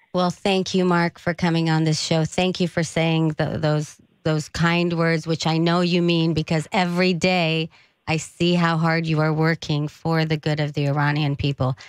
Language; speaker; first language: English; early bilingual, other home language; Persian